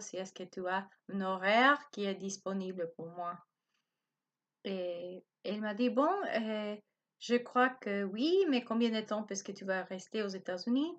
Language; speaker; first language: French; non-native, learner; Spanish